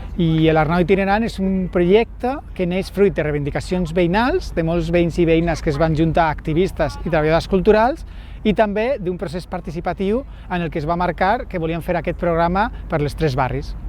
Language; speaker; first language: Catalan; non-native, local second language; Spanish